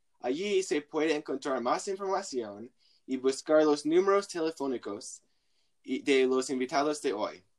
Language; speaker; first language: Spanish; non-native, learner; English